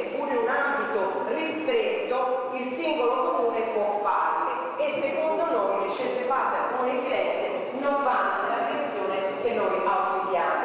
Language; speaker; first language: Italian; native; Italian